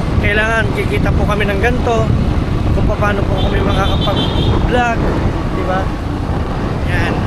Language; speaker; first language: Filipino; native; Filipino